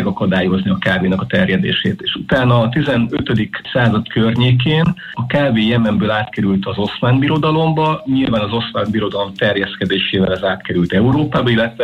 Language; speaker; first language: Hungarian; non-native, fluent; Spanish